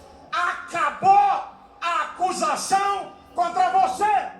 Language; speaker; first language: Portuguese; native; Portuguese